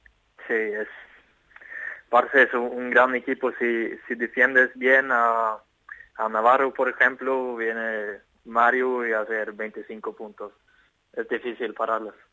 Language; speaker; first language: Spanish; non-native, fluent; Swedish